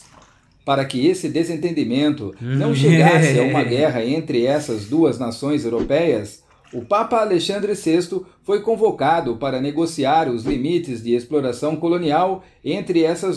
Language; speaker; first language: Portuguese; native; Portuguese